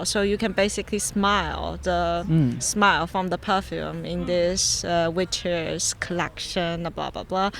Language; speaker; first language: English; non-native, fluent; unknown